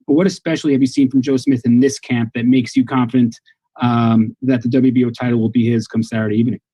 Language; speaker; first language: English; native; English